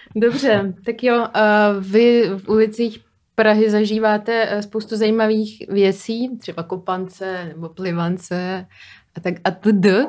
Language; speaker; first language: Czech; non-native, fluent; Slovak